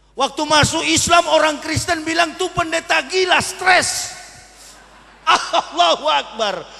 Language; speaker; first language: Indonesian; native; Indonesian